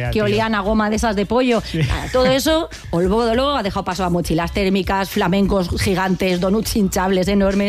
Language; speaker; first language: Spanish; native; Spanish